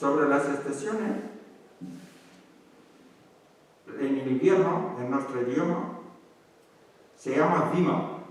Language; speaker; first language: Spanish; non-native, fluent; Bulgarian